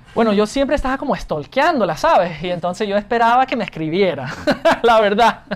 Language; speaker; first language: Spanish; non-native, fluent; English